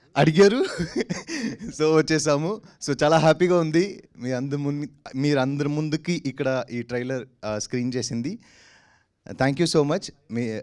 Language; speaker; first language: Telugu; non-native, learner; Tamil